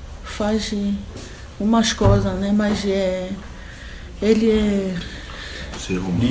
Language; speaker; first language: Portuguese; non-native, learner; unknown